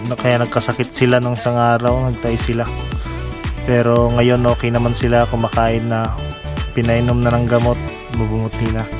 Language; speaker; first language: Filipino; non-native, local second language; Cebuano